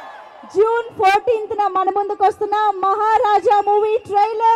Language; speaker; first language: Telugu; native; Telugu